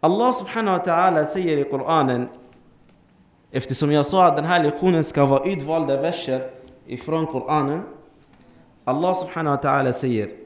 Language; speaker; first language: Swedish; non-native, fluent; Arabic